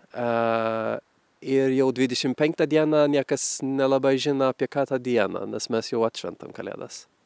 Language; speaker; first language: Lithuanian; non-native, fluent; Swedish